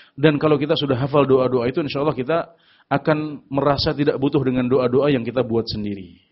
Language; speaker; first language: Indonesian; native; Indonesian